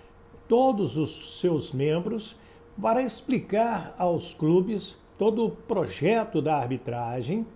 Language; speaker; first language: Portuguese; native; Portuguese